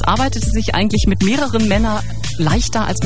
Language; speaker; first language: German; native; German